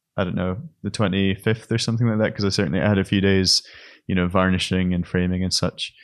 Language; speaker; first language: English; native; English